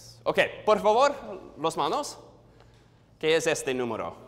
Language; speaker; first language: Spanish; non-native, learner; English